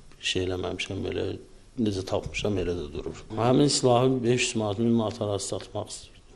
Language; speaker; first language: Azerbaijani; native; Azerbaijani